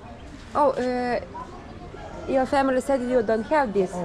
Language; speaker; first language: English; non-native, learner; Lithuanian